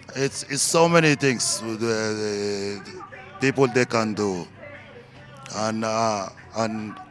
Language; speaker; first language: English; non-native, learner; Arabic